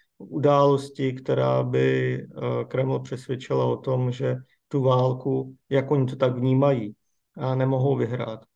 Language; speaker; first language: Czech; native; Czech